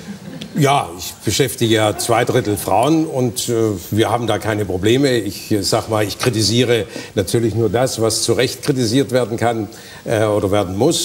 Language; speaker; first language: German; native; German